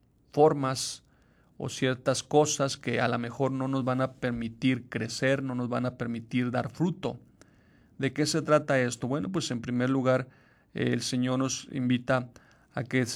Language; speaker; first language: Spanish; native; Spanish